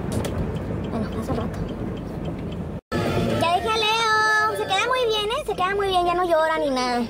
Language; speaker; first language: Spanish; native; Spanish